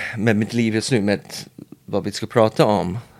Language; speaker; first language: Swedish; non-native, learner; English